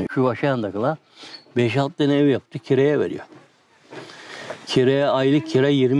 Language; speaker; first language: Turkish; native; Turkish